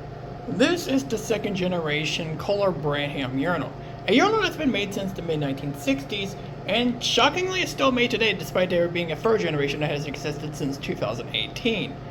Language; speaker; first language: English; native; English